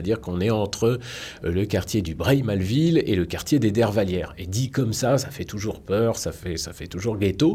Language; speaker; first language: French; native; French